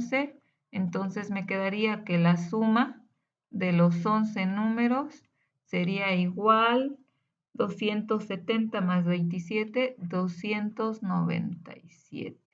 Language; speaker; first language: Spanish; native; Spanish